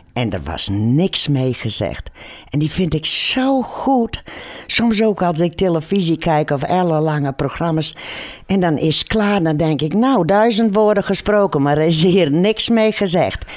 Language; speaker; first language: Dutch; non-native, local second language; Western Frisian